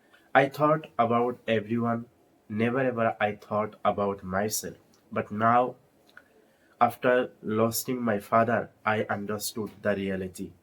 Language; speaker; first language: English; non-native, learner; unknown